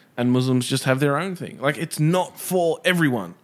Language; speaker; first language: English; native; English